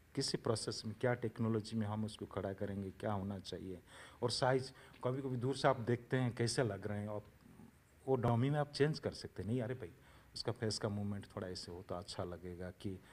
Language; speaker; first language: Hindi; non-native, local second language; Odia